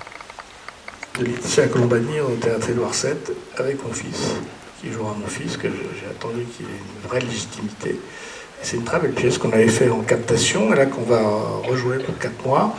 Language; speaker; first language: French; native; French